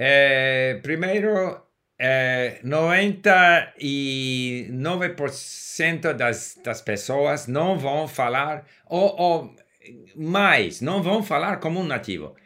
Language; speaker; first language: Portuguese; non-native, learner; English